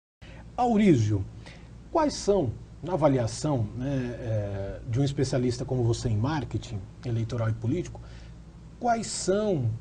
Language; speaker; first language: Portuguese; native; Portuguese